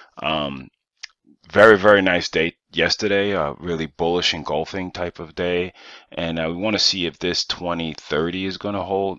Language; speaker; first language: English; native; English